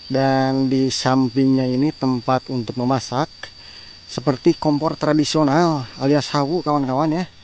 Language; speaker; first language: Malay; non-native, local second language; Sundanese